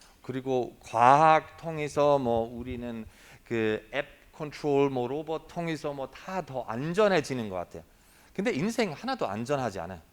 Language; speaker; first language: Korean; non-native, fluent; German